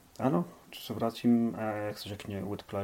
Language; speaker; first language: Czech; non-native, learner; Polish